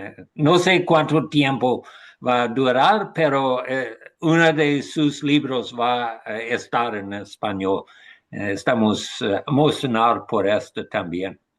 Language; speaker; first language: Spanish; non-native, learner; English